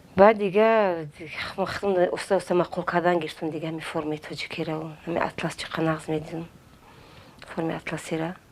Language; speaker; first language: Tajik; non-native, fluent; Avaric